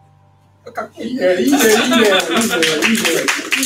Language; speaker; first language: Japanese; non-native, fluent; English